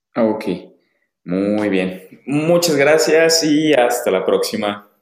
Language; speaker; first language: Spanish; native; Spanish